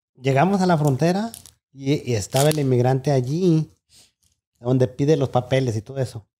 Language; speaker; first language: Spanish; native; Spanish